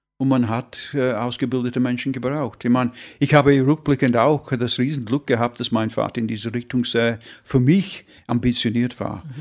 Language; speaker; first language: German; non-native, fluent; English